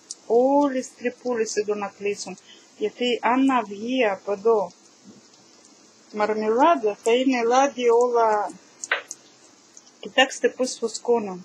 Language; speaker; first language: Greek; non-native, learner; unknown